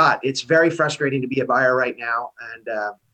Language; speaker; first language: English; native; English